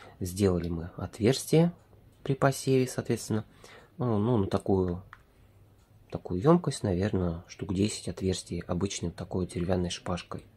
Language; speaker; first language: Russian; native; Russian